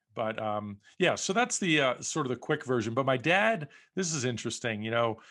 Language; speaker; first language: English; native; English